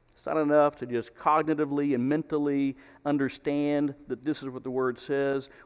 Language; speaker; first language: English; native; English